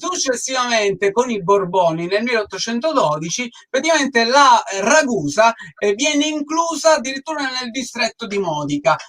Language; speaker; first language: Italian; native; Italian